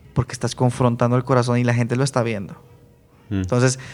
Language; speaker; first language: Spanish; native; Spanish